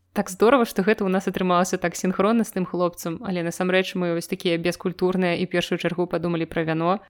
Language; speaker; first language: Belarusian; non-native, local second language; Russian